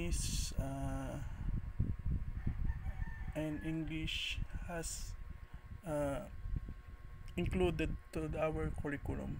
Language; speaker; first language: English; non-native, learner; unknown